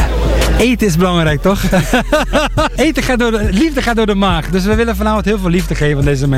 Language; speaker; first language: Dutch; native; Dutch